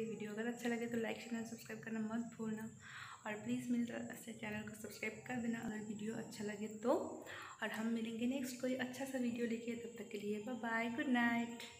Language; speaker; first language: Hindi; non-native, local second language; Bangla